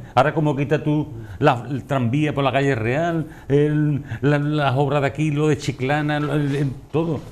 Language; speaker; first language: Spanish; native; Spanish